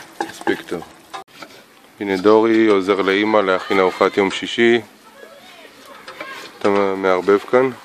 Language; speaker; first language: Hebrew; native; Hebrew